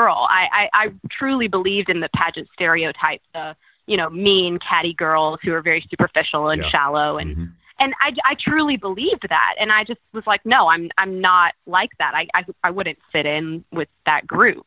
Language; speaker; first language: English; native; English